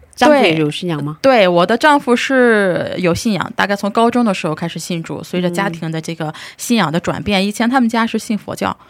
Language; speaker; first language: Chinese; native; Chinese